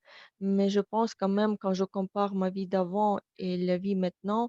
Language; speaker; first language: French; non-native, fluent; Russian